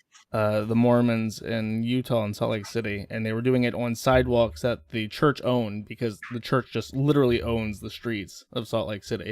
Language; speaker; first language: English; native; English